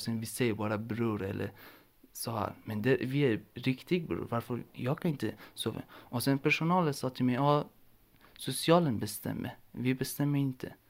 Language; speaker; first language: Swedish; non-native, learner; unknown